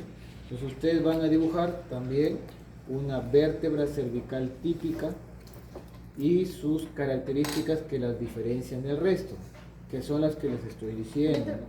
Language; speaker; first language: Spanish; native; Spanish